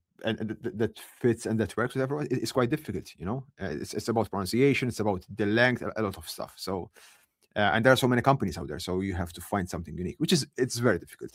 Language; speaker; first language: English; non-native, local second language; Maltese